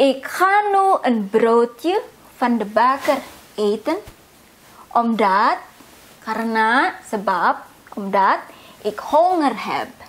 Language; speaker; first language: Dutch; non-native, fluent; Indonesian